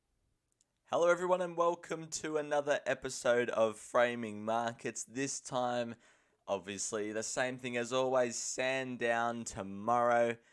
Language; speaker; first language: English; native; English